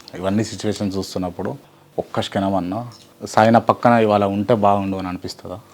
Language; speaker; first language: Telugu; native; Telugu